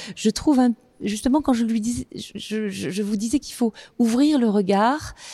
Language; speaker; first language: French; native; French